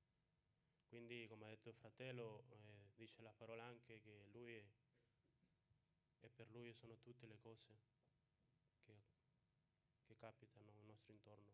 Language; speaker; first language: Italian; non-native, fluent; Spanish